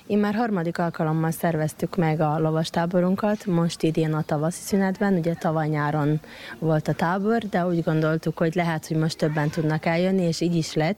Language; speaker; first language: Hungarian; native; Hungarian